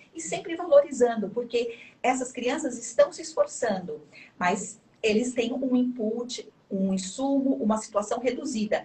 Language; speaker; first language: Portuguese; native; Portuguese